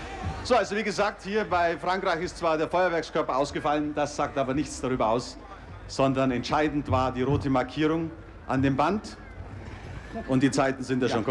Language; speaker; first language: German; native; German